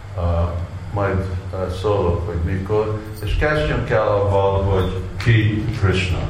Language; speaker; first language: Hungarian; non-native, learner; Russian